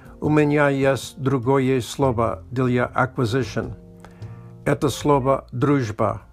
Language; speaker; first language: Russian; non-native, learner; English